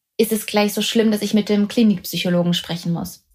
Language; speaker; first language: German; native; German